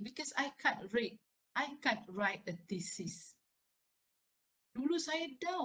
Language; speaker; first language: English; non-native, local second language; Malay